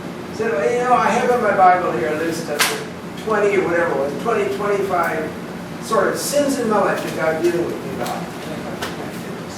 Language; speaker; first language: English; native; English